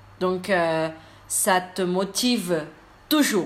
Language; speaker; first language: French; non-native, learner; Indonesian